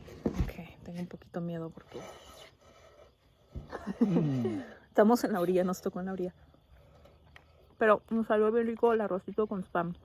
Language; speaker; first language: Spanish; early bilingual, heritage; Spanish